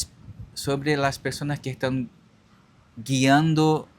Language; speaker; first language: Spanish; non-native, learner; Portuguese